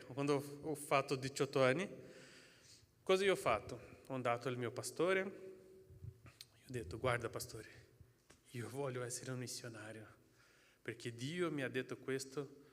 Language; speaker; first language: Italian; non-native, fluent; Portuguese